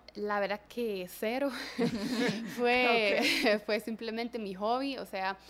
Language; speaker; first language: Spanish; non-native, fluent; German